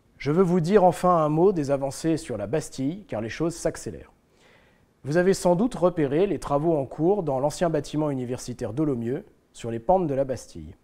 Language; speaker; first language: French; native; French